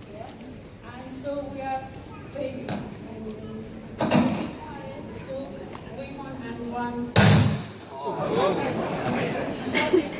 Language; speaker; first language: English; non-native, learner; Nepali